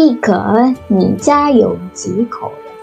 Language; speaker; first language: Chinese; non-native, fluent; Indonesian